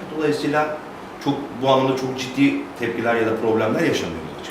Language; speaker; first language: Turkish; native; Turkish